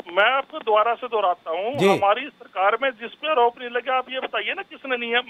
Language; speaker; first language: Hindi; native; Hindi